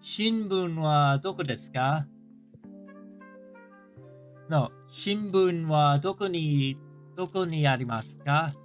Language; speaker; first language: Japanese; non-native, learner; English